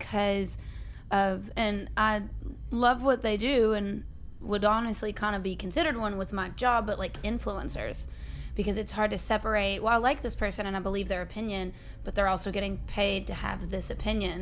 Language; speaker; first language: English; native; English